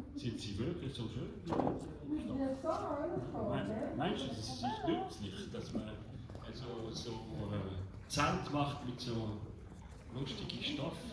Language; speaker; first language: German; non-native, local second language; French